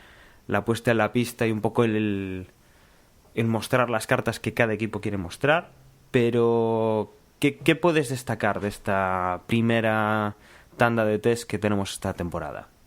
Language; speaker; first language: Spanish; native; Spanish